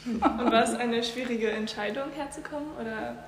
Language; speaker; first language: German; native; German